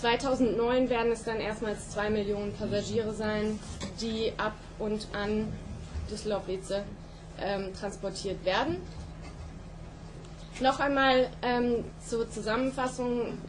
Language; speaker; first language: German; native; German